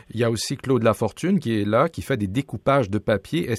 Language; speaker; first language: French; native; French